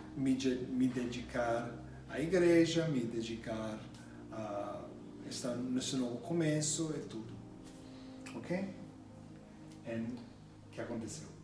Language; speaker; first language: Portuguese; non-native, fluent; English